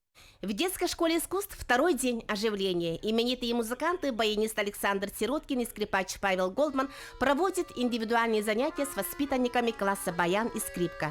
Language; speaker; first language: Russian; native; Russian